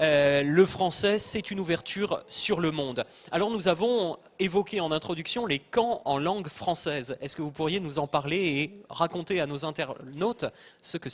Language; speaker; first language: French; native; French